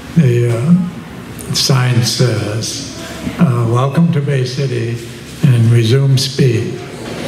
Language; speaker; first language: English; native; English